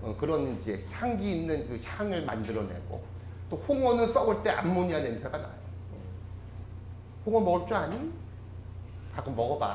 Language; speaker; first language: Korean; native; Korean